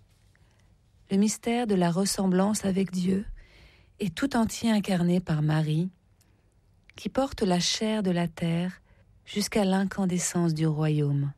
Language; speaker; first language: French; native; French